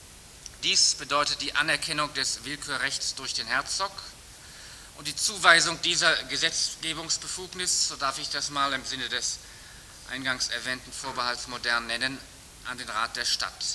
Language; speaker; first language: German; native; German